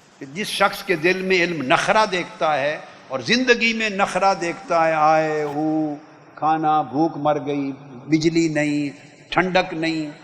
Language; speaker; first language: Urdu; non-native, local second language; Punjabi